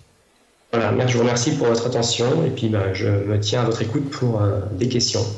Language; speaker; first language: French; native; French